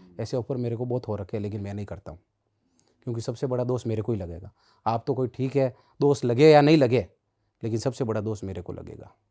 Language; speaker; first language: Hindi; native; Hindi